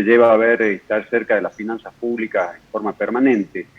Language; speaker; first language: Spanish; native; Spanish